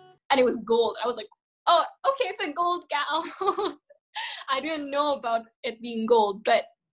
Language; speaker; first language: English; early bilingual, heritage; English